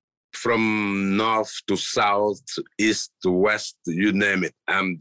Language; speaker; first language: English; non-native, fluent; Wolof